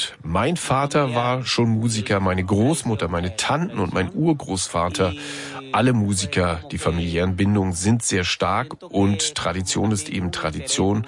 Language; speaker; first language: German; native; German